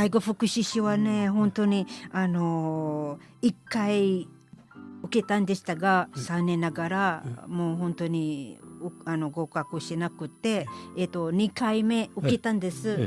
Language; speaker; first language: Japanese; non-native, fluent; Filipino